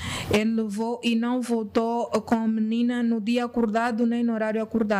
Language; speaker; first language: Portuguese; native; Portuguese